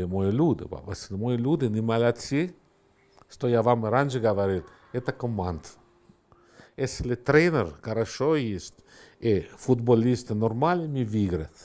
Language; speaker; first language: Russian; non-native, learner; Italian